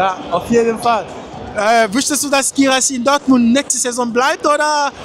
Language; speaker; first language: German; non-native, learner; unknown